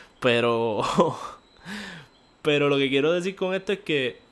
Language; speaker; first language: Spanish; native; Spanish